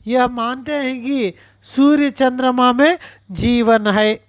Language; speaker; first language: Hindi; non-native, local second language; Telugu